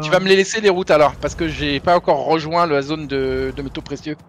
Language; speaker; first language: French; native; French